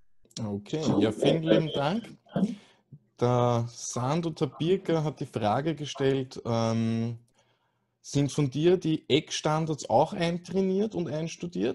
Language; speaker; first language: German; native; German